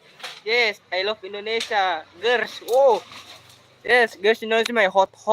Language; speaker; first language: English; non-native, learner; Indonesian